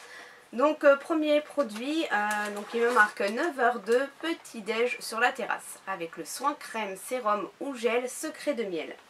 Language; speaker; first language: French; native; French